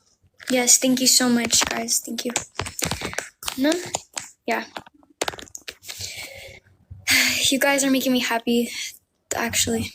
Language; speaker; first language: English; early bilingual, heritage; Amharic